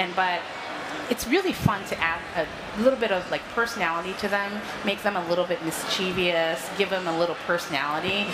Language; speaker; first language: English; non-native, fluent; Japanese